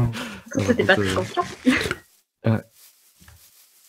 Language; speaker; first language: French; native; French